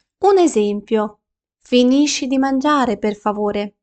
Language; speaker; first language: Italian; non-native, fluent; Ukrainian